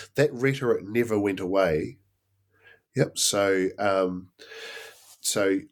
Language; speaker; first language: English; native; English